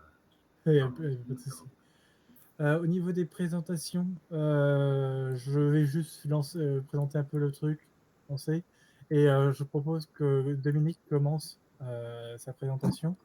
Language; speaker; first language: French; native; French